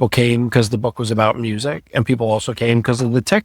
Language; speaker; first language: English; native; English